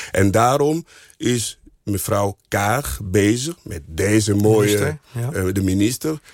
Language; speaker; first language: Dutch; non-native, fluent; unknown